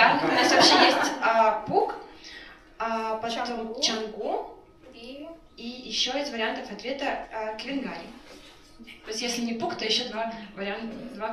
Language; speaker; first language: Russian; native; Russian